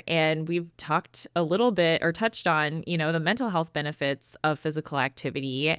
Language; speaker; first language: English; native; English